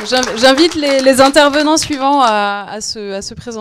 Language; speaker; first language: French; native; French